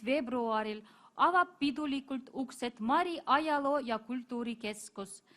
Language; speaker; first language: Estonian; non-native, fluent; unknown